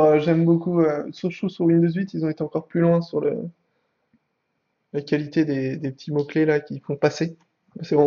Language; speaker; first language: French; native; French